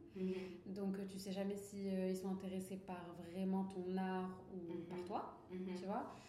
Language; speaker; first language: French; non-native, local second language; Arabic